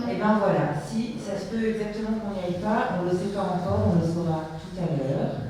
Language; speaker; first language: French; native; French